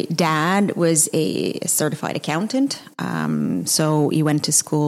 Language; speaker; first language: English; non-native, fluent; French